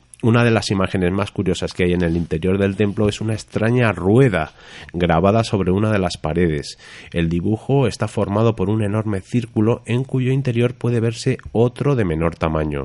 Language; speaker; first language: Spanish; native; Spanish